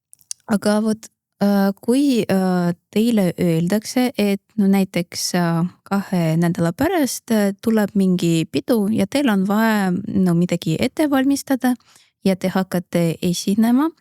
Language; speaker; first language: Estonian; non-native, local second language; Russian